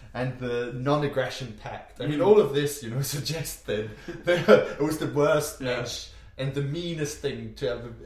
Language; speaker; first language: English; non-native, fluent; German